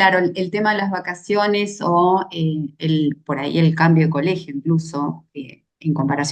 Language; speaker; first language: Spanish; native; Spanish